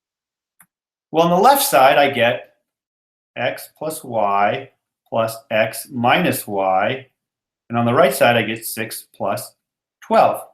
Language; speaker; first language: English; native; English